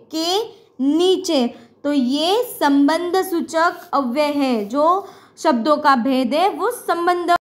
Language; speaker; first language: Hindi; non-native, local second language; Marathi